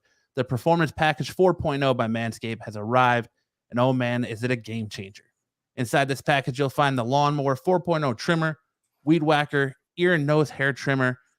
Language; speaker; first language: English; native; English